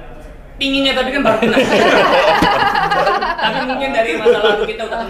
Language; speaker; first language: Indonesian; native; Indonesian